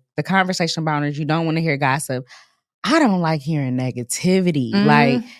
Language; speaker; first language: English; native; English